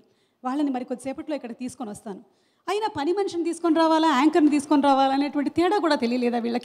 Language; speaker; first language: Telugu; native; Telugu